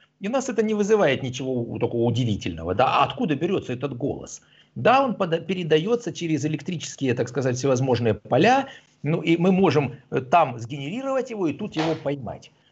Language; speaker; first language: Russian; native; Russian